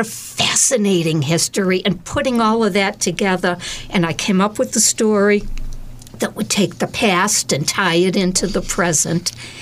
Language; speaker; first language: English; native; English